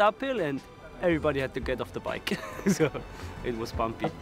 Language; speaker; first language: English; non-native, fluent; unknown